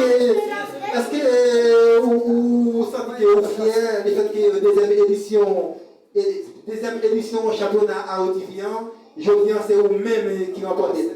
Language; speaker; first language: French; non-native, learner; Haitian Creole